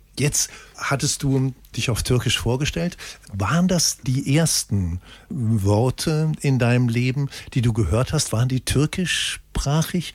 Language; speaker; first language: German; native; German